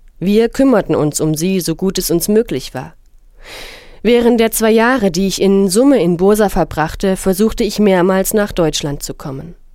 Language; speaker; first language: German; non-native, fluent; Arabic